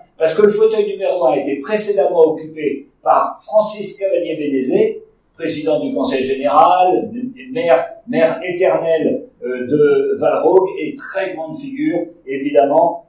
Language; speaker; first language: French; native; French